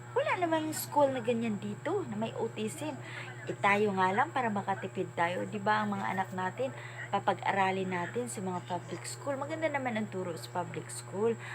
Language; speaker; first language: Filipino; native; Filipino